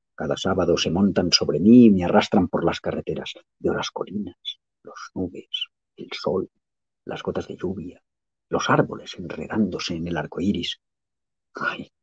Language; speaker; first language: Spanish; non-native, local second language; Catalan